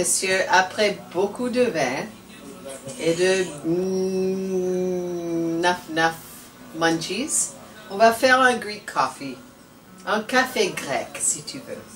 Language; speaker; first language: French; non-native, learner; English